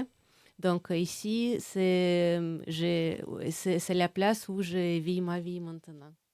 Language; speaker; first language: French; non-native, fluent; Russian